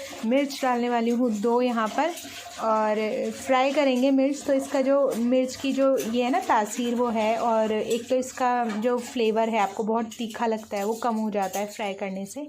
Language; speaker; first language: Hindi; native; Hindi